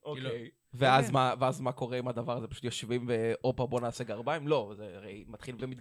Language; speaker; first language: Hebrew; native; Hebrew